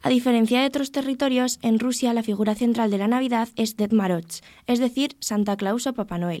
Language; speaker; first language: Spanish; native; Spanish